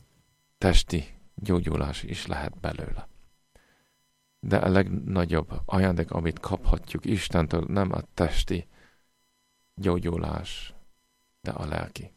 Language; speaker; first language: Hungarian; non-native, fluent; English